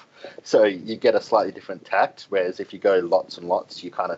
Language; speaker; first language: English; native; English